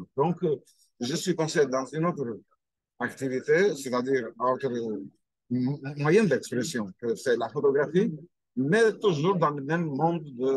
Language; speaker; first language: French; non-native, fluent; Albanian